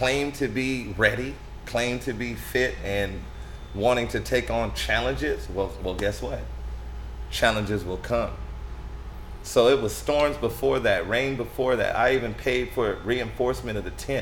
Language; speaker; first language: English; native; English